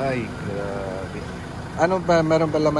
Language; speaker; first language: Filipino; non-native, local second language; Bikol